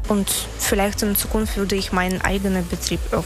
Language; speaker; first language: German; non-native, learner; Russian